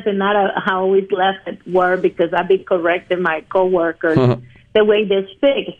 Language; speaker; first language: English; non-native, fluent; Spanish